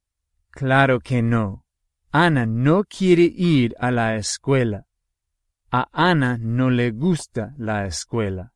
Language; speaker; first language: Spanish; non-native, fluent; English